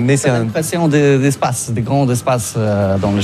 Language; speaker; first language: French; non-native, learner; Polish